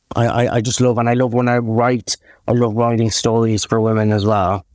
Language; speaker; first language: English; native; English